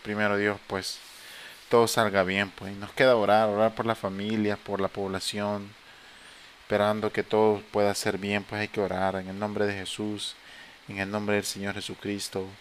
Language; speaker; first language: Spanish; native; Spanish